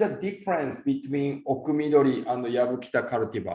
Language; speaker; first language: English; non-native, learner; Japanese